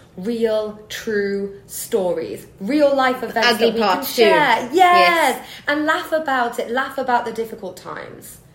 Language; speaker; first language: English; native; English